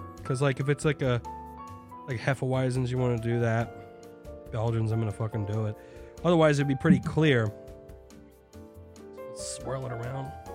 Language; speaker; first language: English; native; English